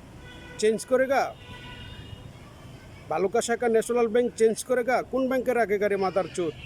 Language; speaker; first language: Hindi; non-native, learner; Bangla